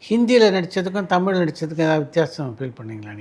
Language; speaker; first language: Tamil; native; Tamil